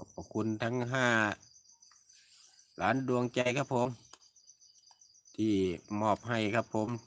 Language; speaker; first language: Thai; native; Thai